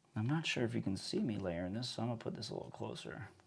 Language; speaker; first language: English; native; English